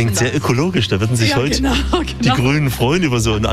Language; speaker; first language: German; native; German